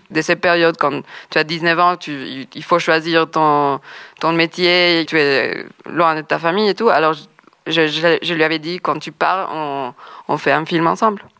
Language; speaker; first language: French; non-native, fluent; Spanish